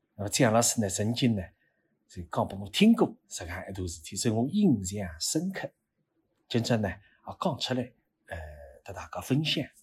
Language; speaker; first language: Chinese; native; Chinese